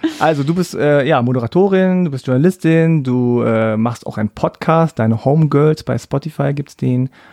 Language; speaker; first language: German; early bilingual, other home language; Korean